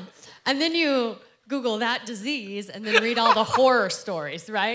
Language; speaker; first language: English; native; English